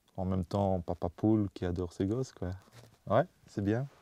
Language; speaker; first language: French; non-native, fluent; Dutch